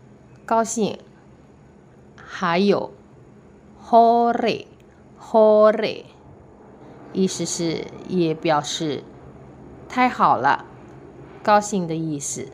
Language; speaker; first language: Chinese; non-native, fluent; Indonesian